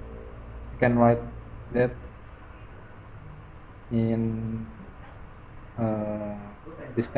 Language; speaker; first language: English; non-native, fluent; Indonesian